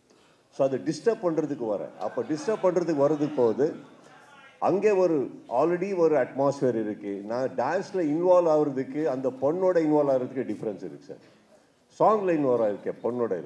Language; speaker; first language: Tamil; non-native, learner; Kannada